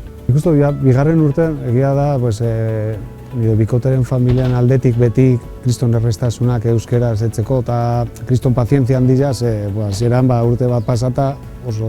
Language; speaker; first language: Basque; non-native, local second language; Spanish